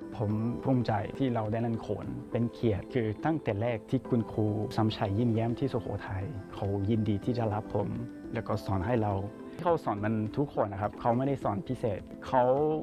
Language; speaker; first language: Thai; non-native, fluent; English